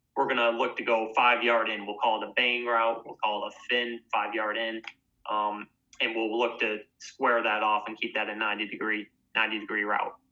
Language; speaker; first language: English; native; English